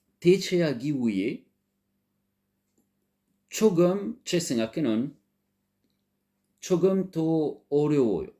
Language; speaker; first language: Korean; non-native, learner; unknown